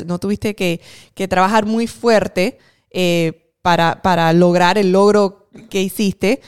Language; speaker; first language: Spanish; early bilingual, other home language; English